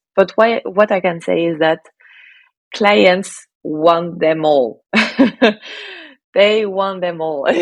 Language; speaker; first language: English; non-native, fluent; French